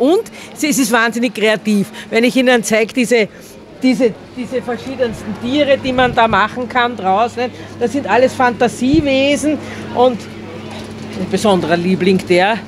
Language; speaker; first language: German; native; German